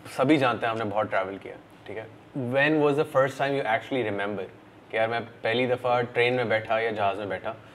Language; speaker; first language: Urdu; native; Urdu